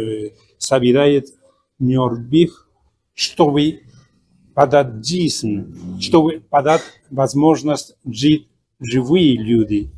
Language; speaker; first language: Russian; non-native, fluent; Spanish